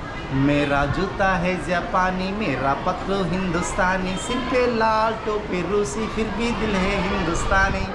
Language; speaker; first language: Hindi; non-native, local second language; Telugu